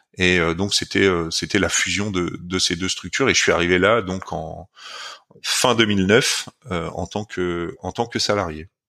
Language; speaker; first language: French; native; French